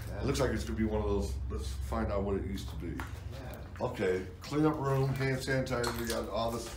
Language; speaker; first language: English; native; English